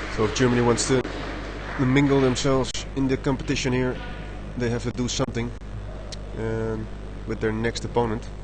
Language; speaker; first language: English; non-native, fluent; Dutch